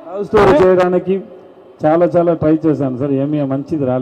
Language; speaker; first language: Telugu; non-native, learner; Tamil